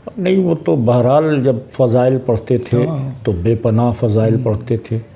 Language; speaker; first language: Urdu; native; Urdu